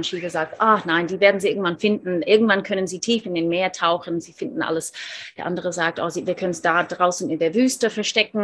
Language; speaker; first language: German; non-native, fluent; English